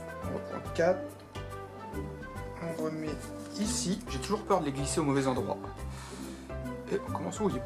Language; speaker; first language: French; native; French